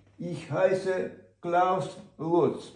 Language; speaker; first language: German; non-native, learner; Ukrainian